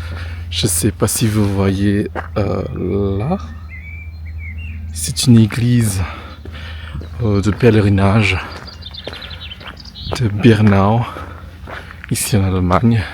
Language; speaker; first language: French; non-native, fluent; Indonesian